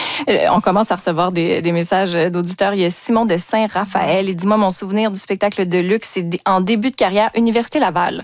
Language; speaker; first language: French; native; French